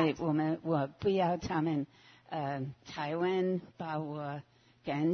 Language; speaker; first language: Chinese; non-native, fluent; English